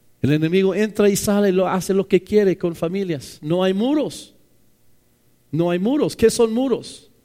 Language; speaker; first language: Spanish; non-native, fluent; English